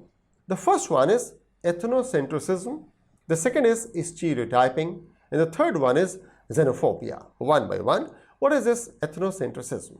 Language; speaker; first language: English; non-native, local second language; Hindi